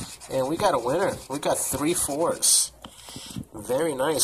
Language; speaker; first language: English; native; English